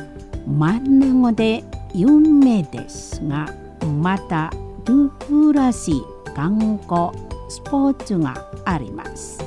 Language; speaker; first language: Japanese; non-native, fluent; Indonesian